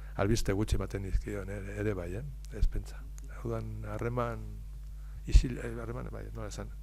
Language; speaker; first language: Basque; non-native, local second language; Spanish